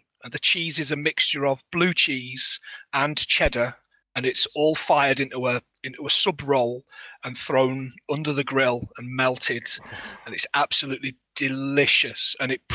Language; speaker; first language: English; native; English